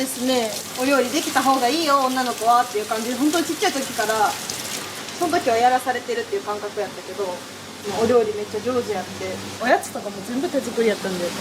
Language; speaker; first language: Japanese; native; Japanese